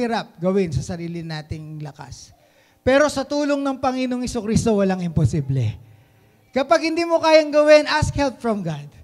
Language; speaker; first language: Filipino; native; Filipino